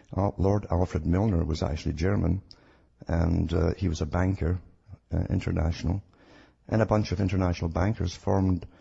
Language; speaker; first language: English; native; English